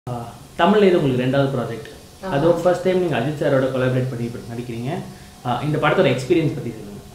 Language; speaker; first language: Tamil; native; Tamil